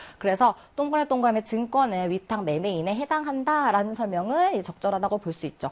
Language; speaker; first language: Korean; native; Korean